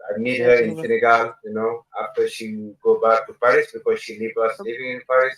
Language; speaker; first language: English; non-native, learner; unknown